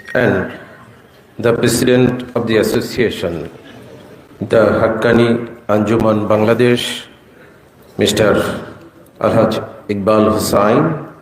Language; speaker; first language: English; non-native, local second language; Bangla